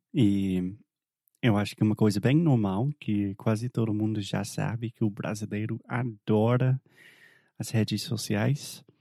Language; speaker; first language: Portuguese; non-native, fluent; English